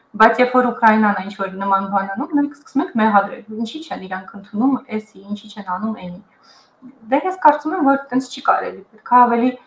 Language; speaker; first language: Armenian; early bilingual, heritage; Armenian